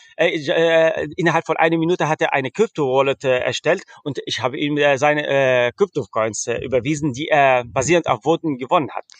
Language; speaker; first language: German; early bilingual, heritage; German